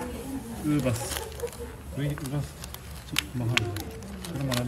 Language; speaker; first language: Filipino; non-native, learner; Japanese